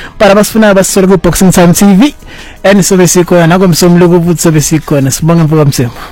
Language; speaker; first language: Zulu; native; Zulu